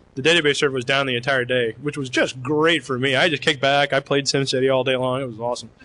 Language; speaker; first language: English; native; English